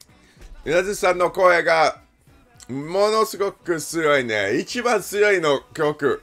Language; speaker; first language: Japanese; non-native, learner; English